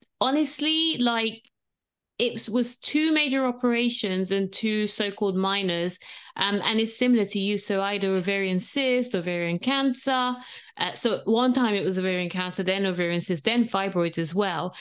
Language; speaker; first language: English; non-native, local second language; Yoruba